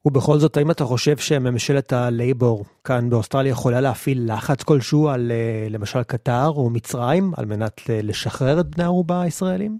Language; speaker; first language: Hebrew; non-native, fluent; English